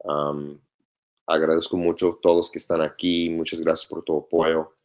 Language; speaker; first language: Spanish; non-native, learner; English